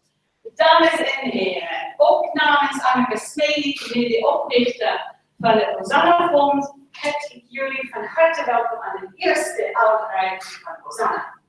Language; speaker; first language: Dutch; non-native, fluent; English